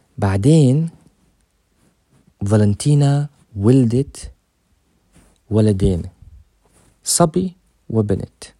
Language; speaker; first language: Arabic; native; Arabic